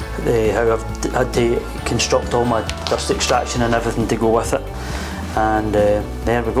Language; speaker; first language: English; native; English